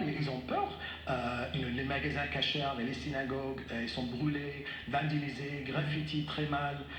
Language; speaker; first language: French; non-native, fluent; English